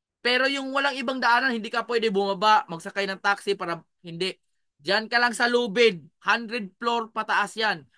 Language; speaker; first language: Filipino; non-native, local second language; Cebuano